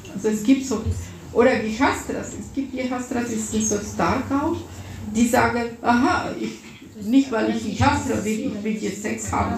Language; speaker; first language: German; non-native, fluent; Russian